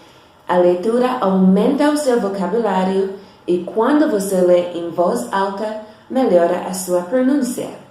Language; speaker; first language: Portuguese; non-native, fluent; English